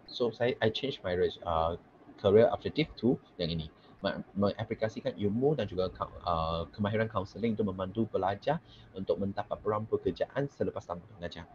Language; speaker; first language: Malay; non-native, local second language; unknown